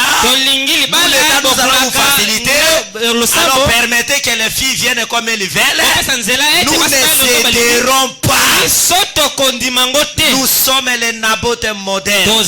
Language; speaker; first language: Haitian Creole; non-native, local second language; Lingala